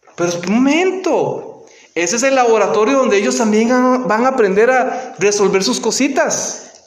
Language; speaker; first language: Spanish; native; Spanish